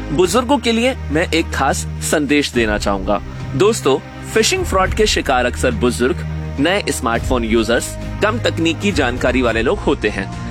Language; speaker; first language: Hindi; native; Hindi